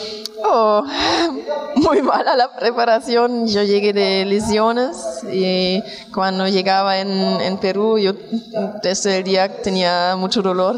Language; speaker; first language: Spanish; non-native, fluent; German